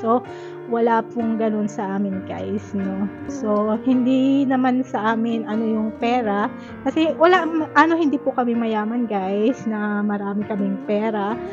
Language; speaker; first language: Filipino; native; Filipino